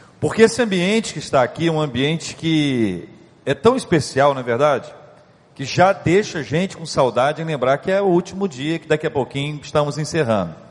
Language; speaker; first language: Portuguese; native; Portuguese